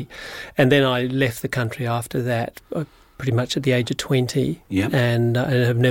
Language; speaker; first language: English; native; English